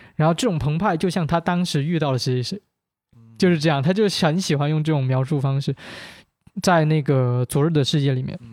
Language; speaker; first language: Chinese; non-native, local second language; Min Nan Chinese